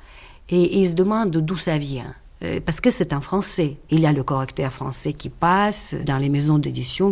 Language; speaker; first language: French; non-native, fluent; Russian